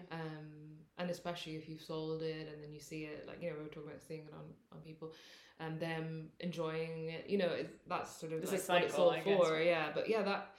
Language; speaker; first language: English; native; English